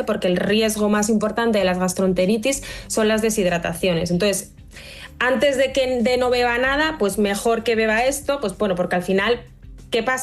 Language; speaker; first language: Spanish; native; Spanish